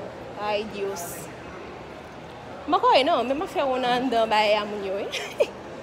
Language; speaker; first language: French; non-native, local second language; Haitian Creole